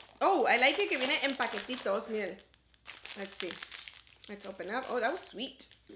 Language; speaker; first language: English; early bilingual, other home language; Spanish